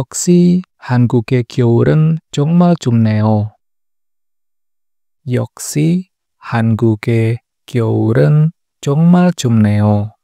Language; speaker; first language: Korean; non-native, learner; Indonesian